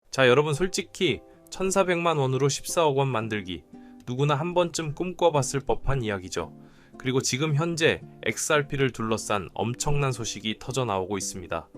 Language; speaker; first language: Korean; native; Korean